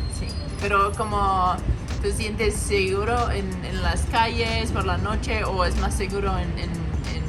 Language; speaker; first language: Spanish; non-native, learner; English